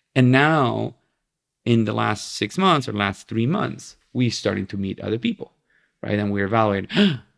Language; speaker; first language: English; non-native, fluent; Spanish